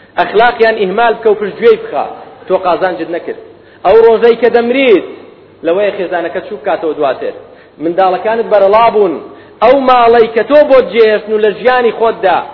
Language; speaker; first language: Central Kurdish; native; Central Kurdish